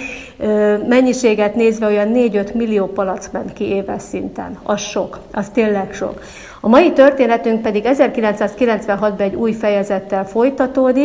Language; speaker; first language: Hungarian; native; Hungarian